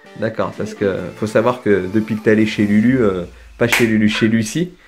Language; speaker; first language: French; native; French